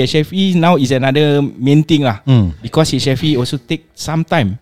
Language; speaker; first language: English; non-native, local second language; Malay